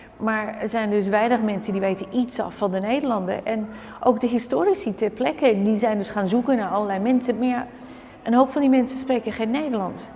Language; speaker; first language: Dutch; native; Dutch